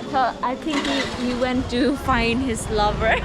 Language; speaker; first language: English; non-native, local second language; Khasi